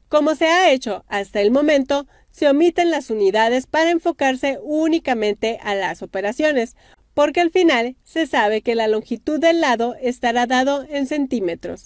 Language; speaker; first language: Spanish; native; Spanish